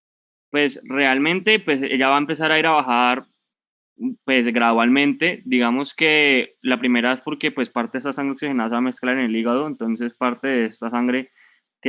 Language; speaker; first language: Spanish; native; Spanish